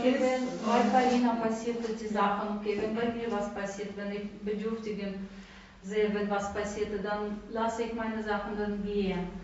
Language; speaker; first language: German; non-native, fluent; Russian